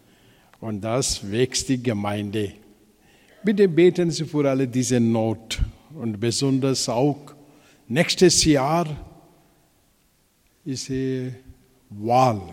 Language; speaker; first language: German; non-native, fluent; Telugu